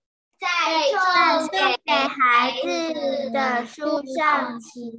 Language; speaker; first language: Chinese; early bilingual, heritage; Chinese